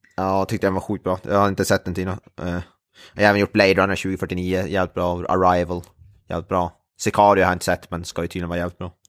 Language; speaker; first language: Swedish; native; Swedish